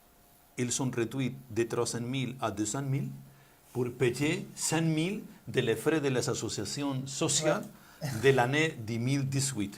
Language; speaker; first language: French; non-native, learner; Spanish